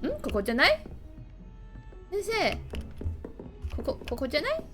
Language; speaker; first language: Japanese; non-native, learner; Chinese